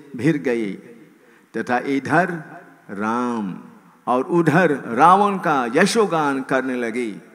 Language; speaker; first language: English; native; English